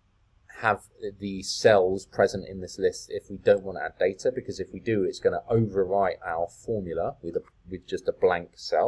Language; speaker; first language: English; native; English